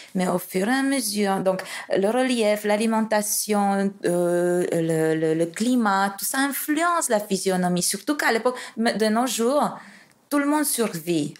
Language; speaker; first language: French; non-native, fluent; Romanian